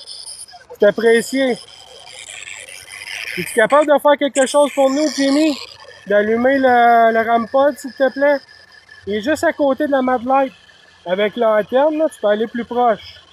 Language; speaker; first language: French; native; French